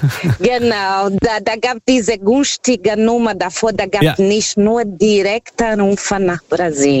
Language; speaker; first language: German; non-native, learner; Portuguese